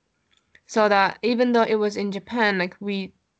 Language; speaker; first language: English; non-native, fluent; Japanese